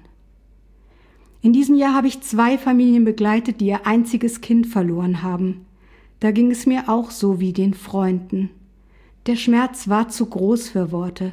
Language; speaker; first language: German; native; German